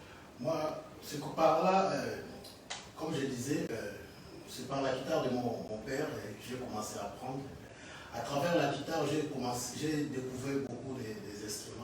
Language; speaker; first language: French; non-native, local second language; Lingala